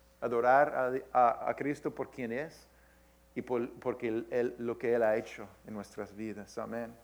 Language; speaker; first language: Spanish; early bilingual, heritage; Spanish